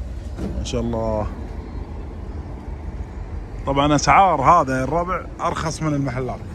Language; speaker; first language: Arabic; native; Arabic